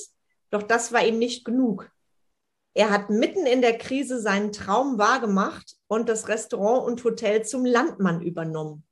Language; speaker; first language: German; native; German